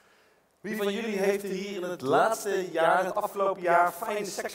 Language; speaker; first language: Dutch; native; Dutch